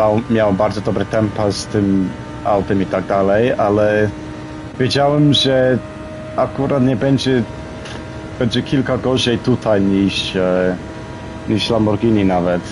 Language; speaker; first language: Polish; early bilingual, heritage; Polish